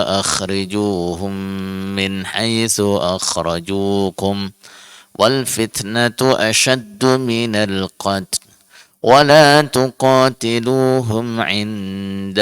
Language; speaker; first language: Arabic; non-native, fluent; Indonesian